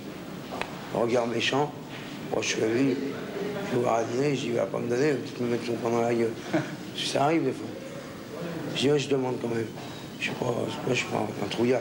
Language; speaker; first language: French; native; French